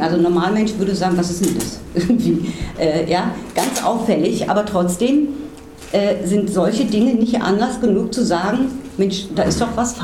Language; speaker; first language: German; native; German